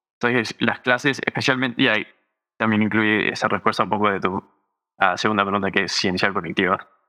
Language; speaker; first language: Spanish; early bilingual, heritage; Spanish